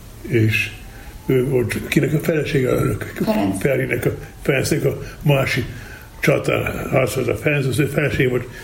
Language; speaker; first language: Hungarian; non-native, learner; German